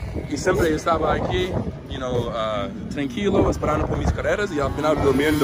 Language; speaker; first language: Spanish; non-native, learner; English